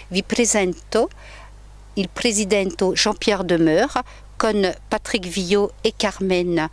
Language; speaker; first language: Italian; early bilingual, heritage; French